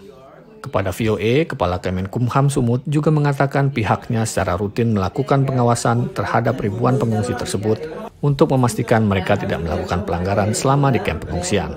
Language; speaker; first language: Indonesian; native; Indonesian